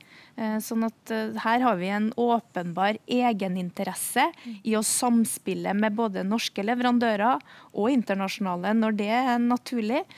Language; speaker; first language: Norwegian; native; Norwegian